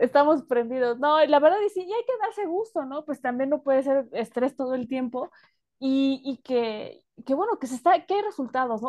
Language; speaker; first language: Spanish; native; Spanish